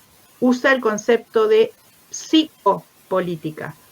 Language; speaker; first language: Spanish; native; Spanish